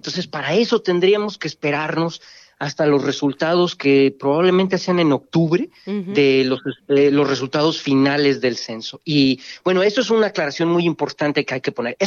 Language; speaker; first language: Spanish; native; Spanish